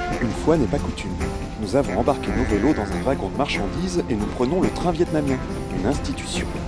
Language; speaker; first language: French; native; French